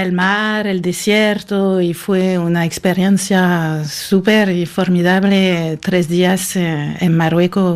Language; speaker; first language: Spanish; non-native, fluent; French